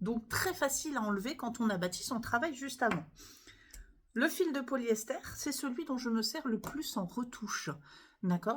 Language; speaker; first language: French; native; French